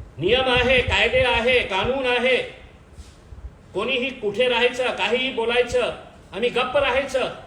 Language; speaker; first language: Marathi; non-native, local second language; Urdu